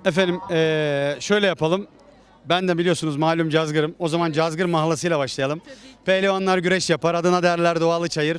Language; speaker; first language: Turkish; native; Turkish